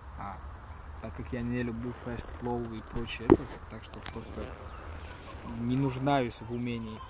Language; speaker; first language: Russian; early bilingual, heritage; Russian